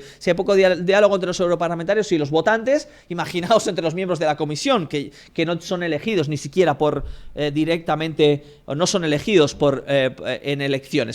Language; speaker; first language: Spanish; native; Spanish